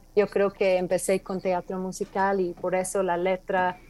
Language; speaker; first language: Spanish; non-native, fluent; English